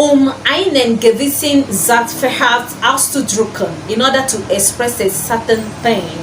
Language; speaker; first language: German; non-native, fluent; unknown